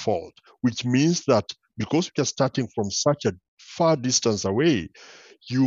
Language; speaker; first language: English; non-native, local second language; Luo (Kenya and Tanzania)